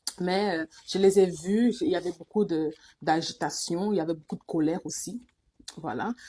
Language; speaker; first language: French; non-native, local second language; Duala